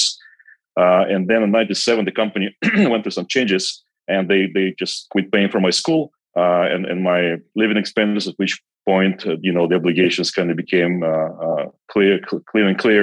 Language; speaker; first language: English; non-native, fluent; Kazakh